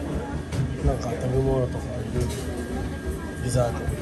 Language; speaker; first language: Japanese; non-native, learner; Filipino